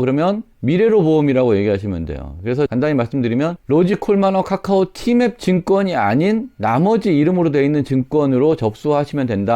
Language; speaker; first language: Korean; native; Korean